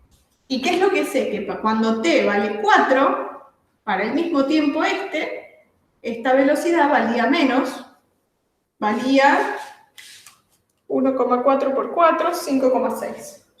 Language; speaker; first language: Spanish; native; Spanish